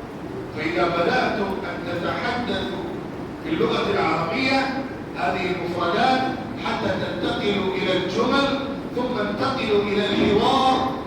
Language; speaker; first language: Arabic; non-native, fluent; Urdu